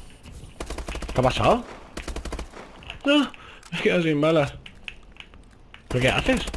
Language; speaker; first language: Spanish; native; Spanish